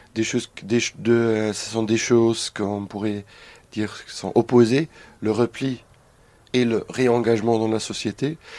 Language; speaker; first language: French; non-native, fluent; German